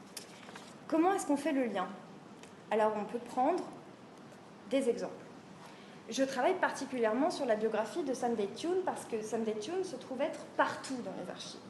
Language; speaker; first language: French; native; French